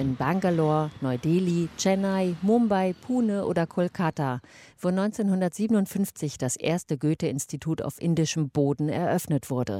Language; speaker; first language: German; native; German